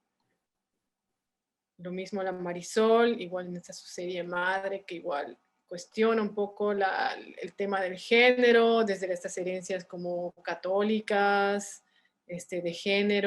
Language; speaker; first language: Spanish; native; Spanish